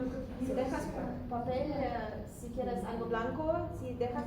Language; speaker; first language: Spanish; non-native, learner; Russian